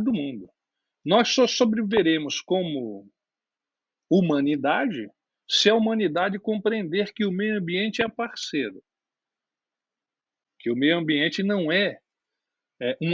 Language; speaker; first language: Portuguese; native; Portuguese